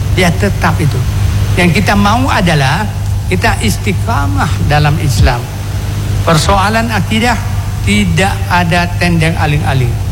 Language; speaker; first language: Indonesian; non-native, local second language; Achinese